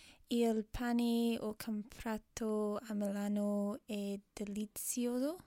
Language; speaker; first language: Italian; non-native, learner; English